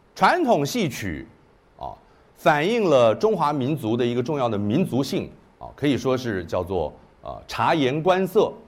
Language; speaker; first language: Chinese; native; Chinese